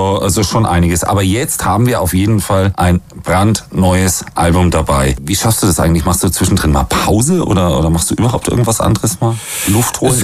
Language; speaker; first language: German; native; German